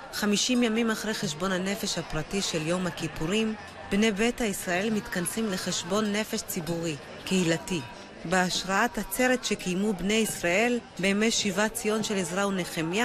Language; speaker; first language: Hebrew; native; Hebrew